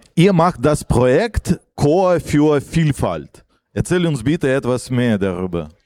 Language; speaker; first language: German; non-native, fluent; Vietnamese